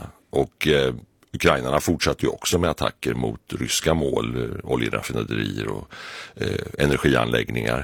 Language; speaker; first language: Swedish; native; Swedish